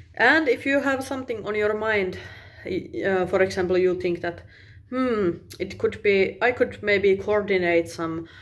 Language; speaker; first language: English; non-native, fluent; Finnish